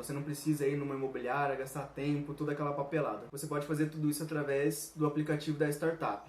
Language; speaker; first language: Portuguese; native; Portuguese